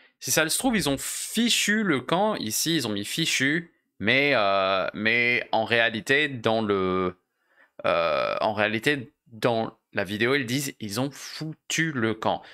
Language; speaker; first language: French; native; French